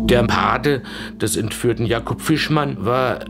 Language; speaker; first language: German; native; German